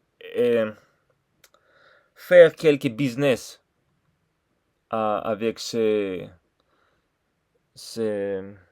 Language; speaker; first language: French; non-native, learner; Russian